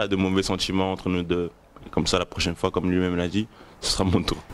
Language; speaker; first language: French; native; French